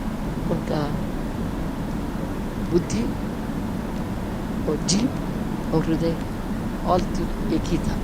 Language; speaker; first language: Hindi; non-native, local second language; Kannada